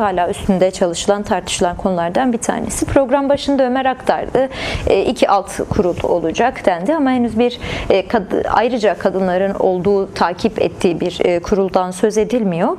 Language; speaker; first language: Turkish; native; Turkish